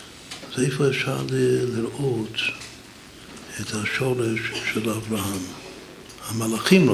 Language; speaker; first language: Hebrew; non-native, fluent; English